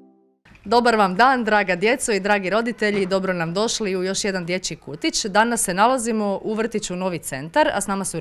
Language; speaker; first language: Croatian; native; Croatian